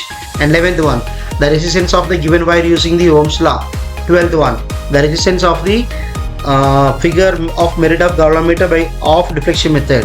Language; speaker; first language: English; non-native, local second language; Telugu